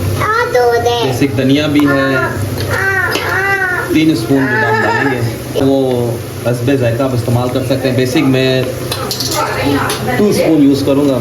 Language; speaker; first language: Urdu; native; Urdu